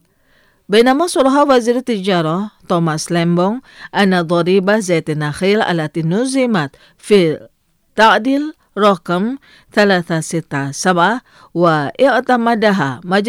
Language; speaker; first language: Arabic; non-native, fluent; Indonesian